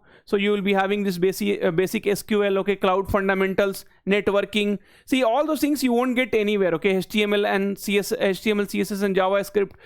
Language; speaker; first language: English; non-native, local second language; Hindi